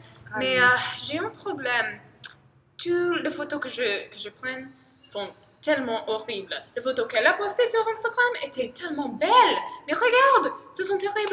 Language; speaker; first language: French; non-native, fluent; English